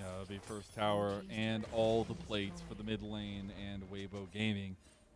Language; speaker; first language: English; native; English